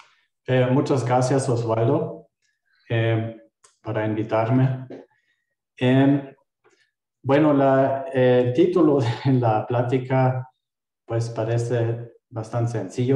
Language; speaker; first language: Spanish; non-native, fluent; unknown